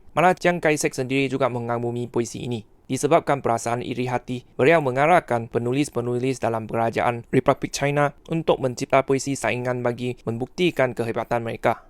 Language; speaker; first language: Malay; non-native, fluent; Chinese